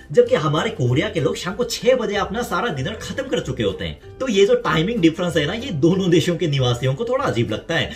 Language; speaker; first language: Hindi; non-native, fluent; Korean